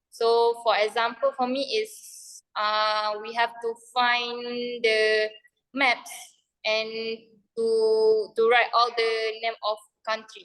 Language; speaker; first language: English; non-native, learner; Malay